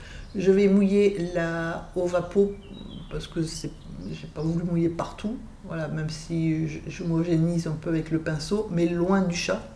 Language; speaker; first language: French; native; French